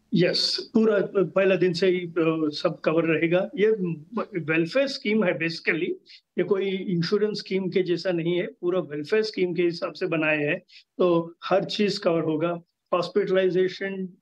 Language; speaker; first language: Hindi; non-native, local second language; Telugu